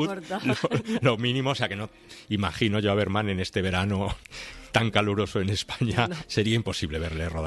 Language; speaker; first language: Spanish; native; Spanish